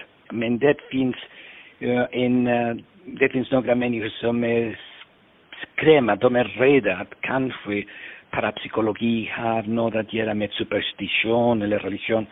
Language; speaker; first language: Swedish; non-native, fluent; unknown